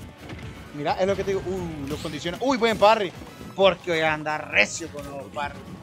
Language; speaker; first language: Spanish; native; Spanish